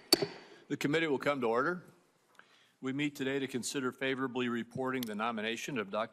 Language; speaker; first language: English; native; English